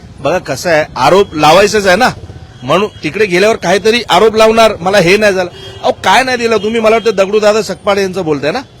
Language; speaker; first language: Marathi; non-native, local second language; Gujarati